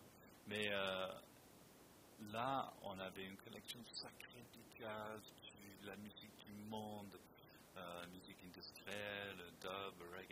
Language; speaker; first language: French; non-native, fluent; English